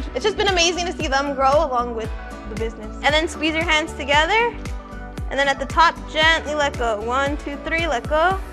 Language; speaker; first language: English; native; English